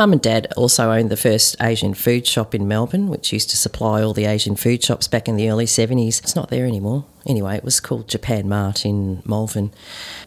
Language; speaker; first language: English; native; English